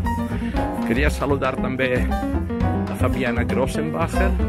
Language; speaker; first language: Spanish; non-native, fluent; Portuguese